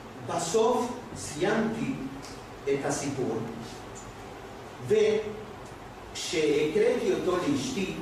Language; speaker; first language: Hebrew; non-native, fluent; Spanish